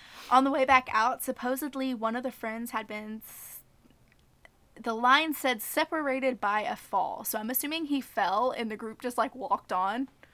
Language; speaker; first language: English; native; English